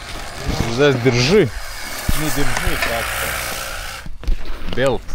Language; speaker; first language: Russian; non-native, learner; Lithuanian